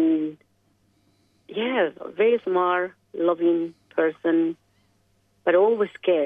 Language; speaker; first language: English; non-native, fluent; Spanish